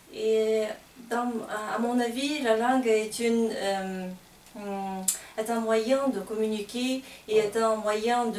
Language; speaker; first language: French; non-native, fluent; Kazakh